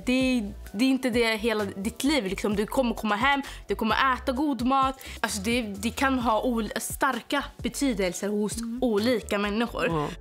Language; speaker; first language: Swedish; non-native, fluent; Arabic